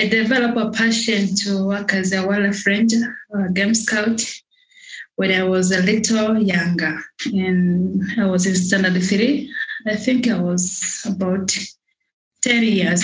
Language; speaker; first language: English; non-native, local second language; Swahili